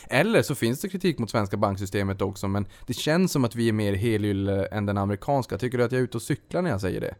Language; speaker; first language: Swedish; native; Swedish